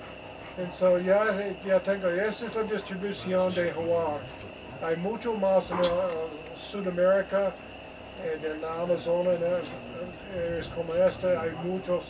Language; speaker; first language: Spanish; non-native, learner; English